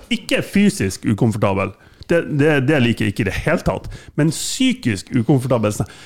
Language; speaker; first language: Norwegian; non-native, fluent; German